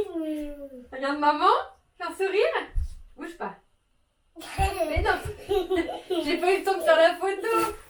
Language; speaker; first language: French; native; French